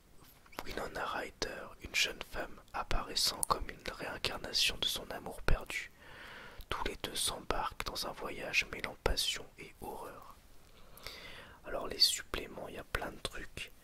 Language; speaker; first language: French; native; French